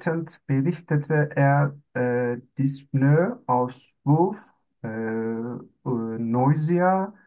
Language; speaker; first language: German; non-native, learner; Turkish